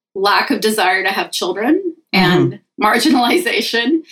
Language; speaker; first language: English; native; English